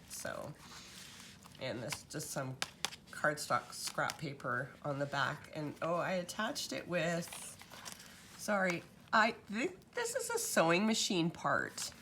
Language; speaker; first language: English; native; English